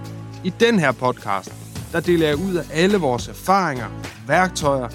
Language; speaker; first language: Danish; native; Danish